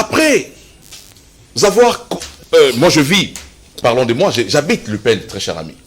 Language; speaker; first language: French; non-native, local second language; Lingala